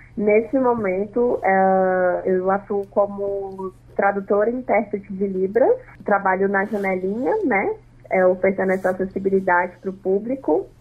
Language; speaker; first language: Portuguese; non-native, local second language; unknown